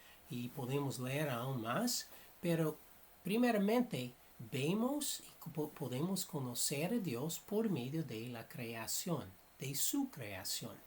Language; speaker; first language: Spanish; non-native, fluent; English